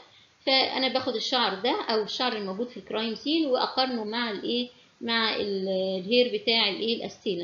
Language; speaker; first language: Arabic; native; Arabic